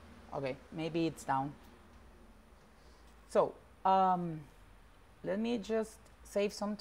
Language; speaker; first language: English; non-native, fluent; Spanish